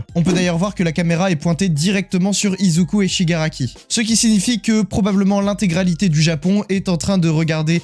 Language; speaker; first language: French; native; French